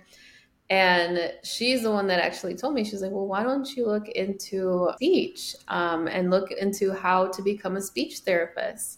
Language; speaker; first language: English; early bilingual, other home language; Spanish